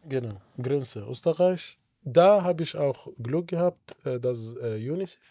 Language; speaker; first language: German; non-native, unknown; Arabic